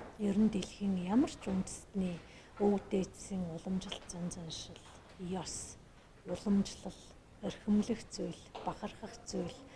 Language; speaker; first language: Mongolian; non-native, local second language; Kazakh